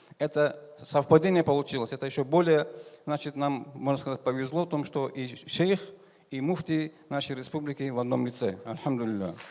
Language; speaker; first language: Russian; non-native, local second language; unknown